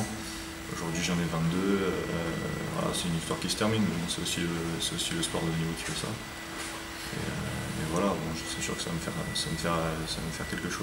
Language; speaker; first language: French; native; French